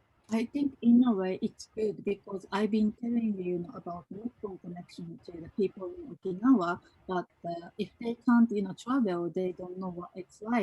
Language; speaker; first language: English; non-native, fluent; Japanese